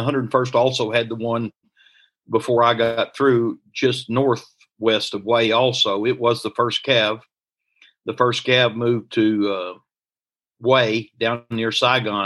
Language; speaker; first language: English; native; English